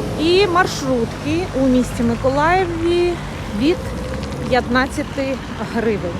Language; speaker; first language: Ukrainian; native; Ukrainian